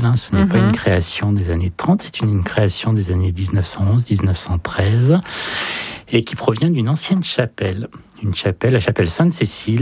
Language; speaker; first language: French; native; French